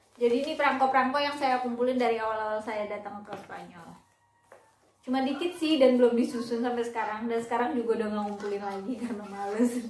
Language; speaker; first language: Indonesian; native; Indonesian